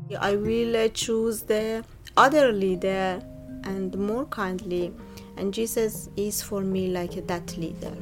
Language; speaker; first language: English; non-native, learner; Persian